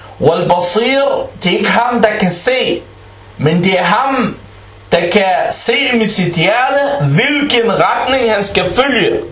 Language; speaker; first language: Danish; non-native, fluent; Arabic